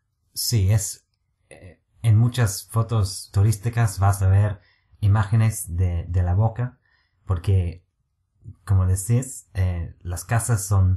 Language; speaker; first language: Spanish; non-native, fluent; English